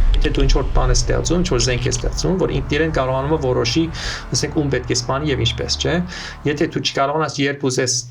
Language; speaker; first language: Armenian; early bilingual, heritage; Armenian